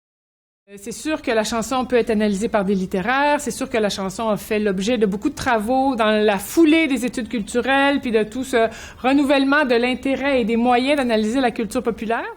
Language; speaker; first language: French; native; French